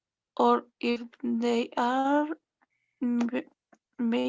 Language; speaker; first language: English; non-native, learner; Spanish